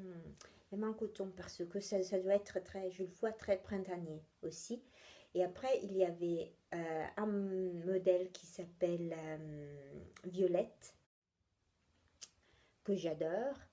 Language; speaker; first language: French; non-native, fluent; Italian